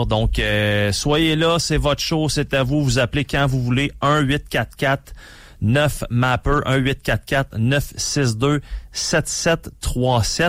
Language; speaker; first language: French; native; French